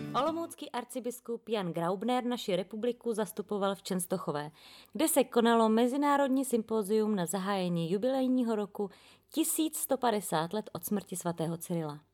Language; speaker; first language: Czech; native; Czech